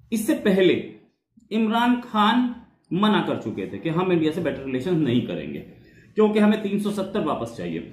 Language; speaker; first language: Hindi; native; Hindi